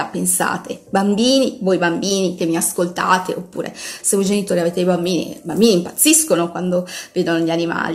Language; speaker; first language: Italian; native; Italian